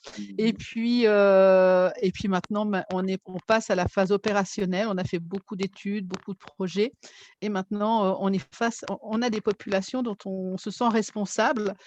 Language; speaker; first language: French; native; French